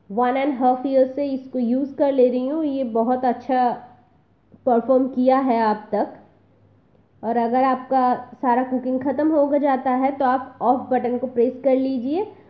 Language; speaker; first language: Hindi; non-native, local second language; Bangla